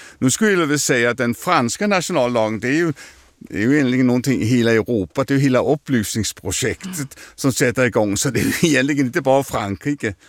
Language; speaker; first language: Swedish; native; Swedish